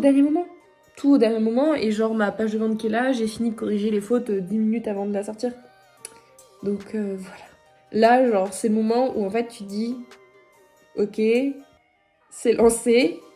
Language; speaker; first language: French; native; French